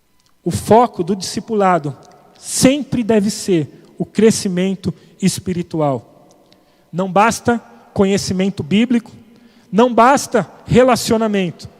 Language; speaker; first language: Portuguese; native; Portuguese